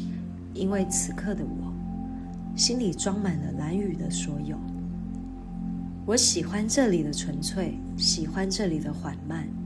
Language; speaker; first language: Chinese; native; Chinese